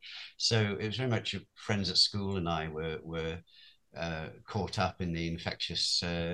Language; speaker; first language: English; native; English